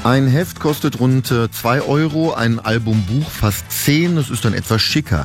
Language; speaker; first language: German; native; German